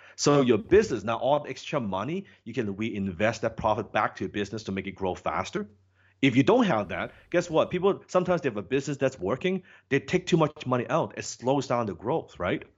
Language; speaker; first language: English; non-native, local second language; Cantonese